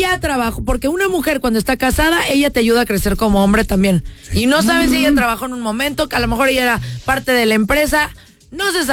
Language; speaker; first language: Spanish; native; Spanish